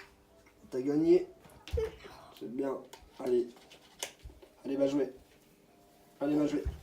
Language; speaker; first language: French; native; French